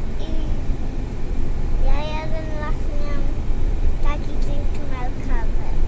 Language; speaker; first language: Polish; early bilingual, heritage; Polish